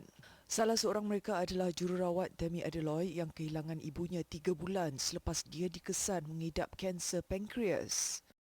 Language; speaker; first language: Malay; native; Malay